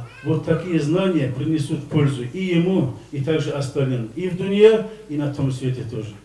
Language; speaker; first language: Russian; non-native, local second language; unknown